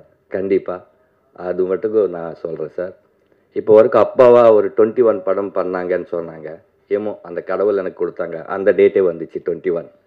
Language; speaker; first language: Tamil; non-native, learner; Telugu